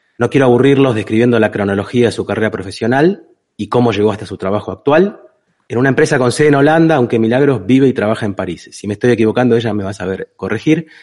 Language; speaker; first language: Spanish; native; Spanish